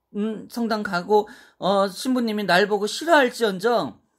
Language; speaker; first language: Korean; native; Korean